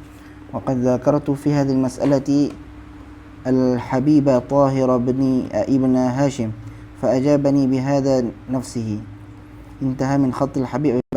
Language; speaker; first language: Arabic; non-native, fluent; Malay